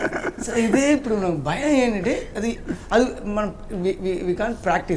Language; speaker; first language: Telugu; non-native, learner; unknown